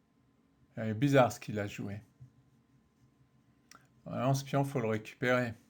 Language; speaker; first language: French; native; French